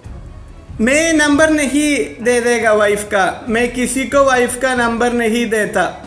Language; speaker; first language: Hindi; non-native, local second language; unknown